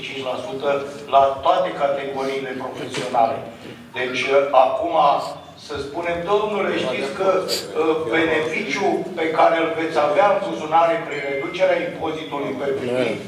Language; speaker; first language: Romanian; native; Romanian